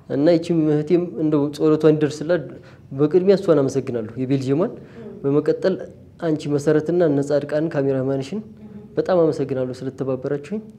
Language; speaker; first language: Amharic; native; Amharic